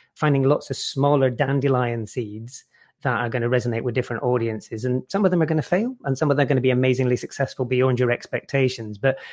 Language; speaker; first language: English; native; English